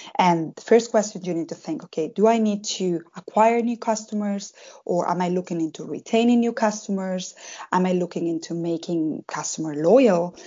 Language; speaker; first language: English; non-native, fluent; Spanish